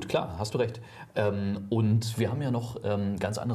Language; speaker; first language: German; native; German